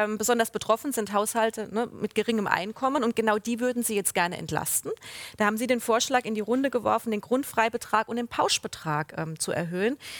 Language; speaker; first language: German; native; German